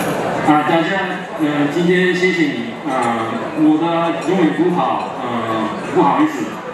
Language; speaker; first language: Chinese; non-native, learner; Japanese